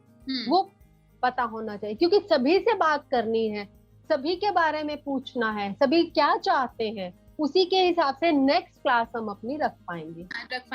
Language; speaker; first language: Hindi; native; Hindi